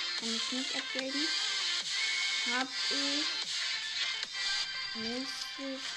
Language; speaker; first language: German; native; German